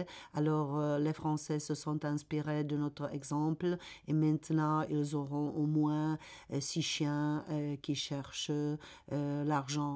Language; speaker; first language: French; non-native, fluent; Czech